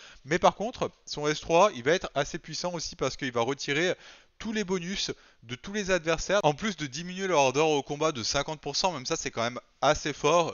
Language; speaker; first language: French; native; French